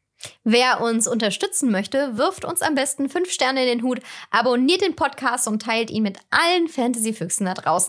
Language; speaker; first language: German; native; German